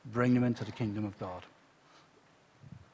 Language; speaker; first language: English; native; English